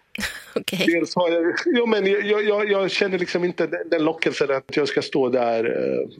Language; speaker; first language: Swedish; early bilingual, other home language; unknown